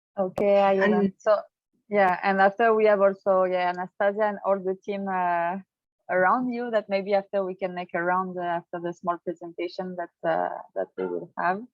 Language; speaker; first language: English; non-native, fluent; French